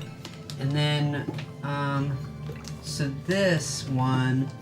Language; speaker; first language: English; native; English